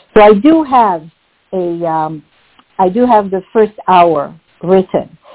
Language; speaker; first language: English; non-native, fluent; French